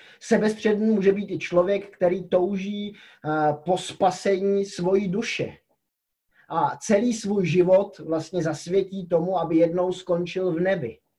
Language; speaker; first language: Czech; native; Czech